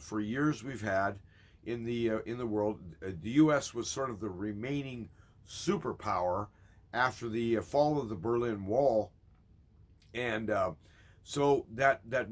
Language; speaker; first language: English; native; English